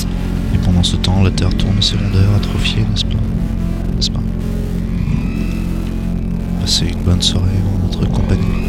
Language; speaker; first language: French; native; French